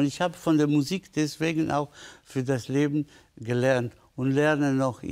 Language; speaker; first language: German; non-native, fluent; Spanish